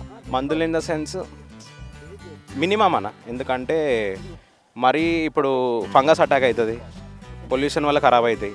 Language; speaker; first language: Telugu; native; Telugu